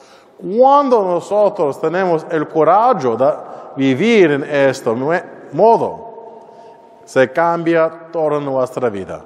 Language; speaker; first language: Spanish; non-native, learner; English